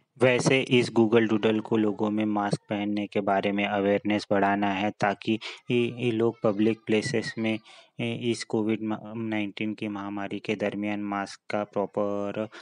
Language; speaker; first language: Hindi; native; Hindi